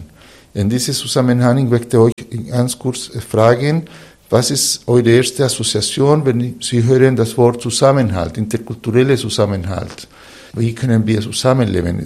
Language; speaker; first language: German; non-native, fluent; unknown